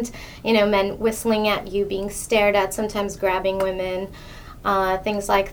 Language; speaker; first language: English; non-native, local second language; Hindi